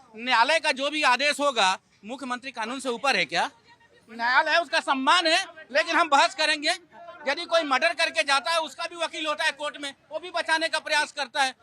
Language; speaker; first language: Hindi; native; Hindi